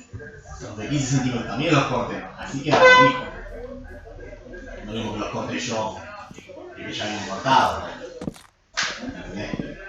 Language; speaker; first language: Spanish; native; Spanish